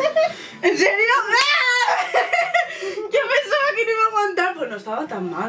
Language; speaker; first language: Spanish; native; Spanish